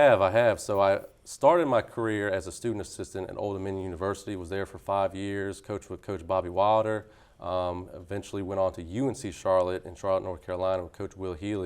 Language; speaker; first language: English; native; English